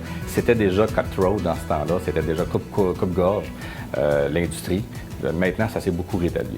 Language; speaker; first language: French; native; French